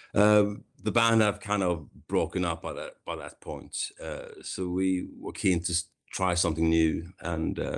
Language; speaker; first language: English; non-native, fluent; Swedish